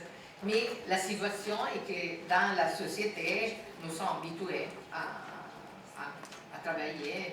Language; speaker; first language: French; non-native, fluent; Italian